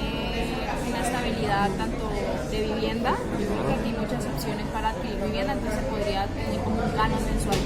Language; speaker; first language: Spanish; native; Spanish